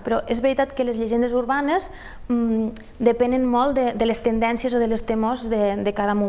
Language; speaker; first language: Catalan; native; Catalan